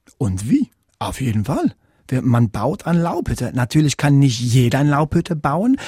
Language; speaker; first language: German; non-native, fluent; English